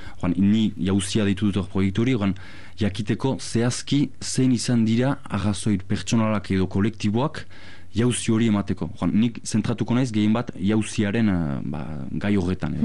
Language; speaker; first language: Basque; native; Basque